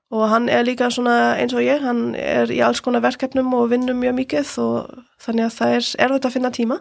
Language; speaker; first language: Icelandic; non-native, fluent; German